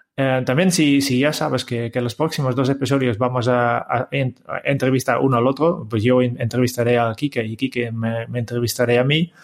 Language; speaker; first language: Spanish; non-native, fluent; Dutch